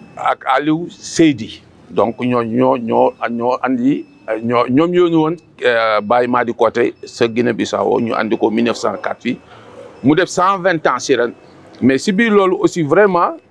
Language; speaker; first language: Wolof; non-native, local second language; Mandingo